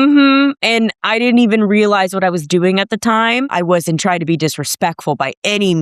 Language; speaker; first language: English; native; English